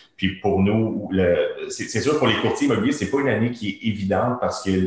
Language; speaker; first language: French; native; French